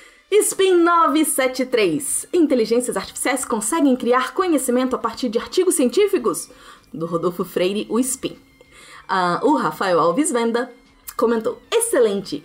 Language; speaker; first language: Portuguese; native; Portuguese